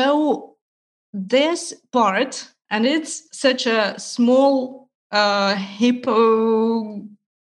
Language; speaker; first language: English; non-native, fluent; Russian